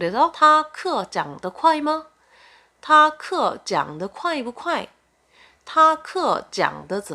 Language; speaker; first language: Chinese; non-native, fluent; Korean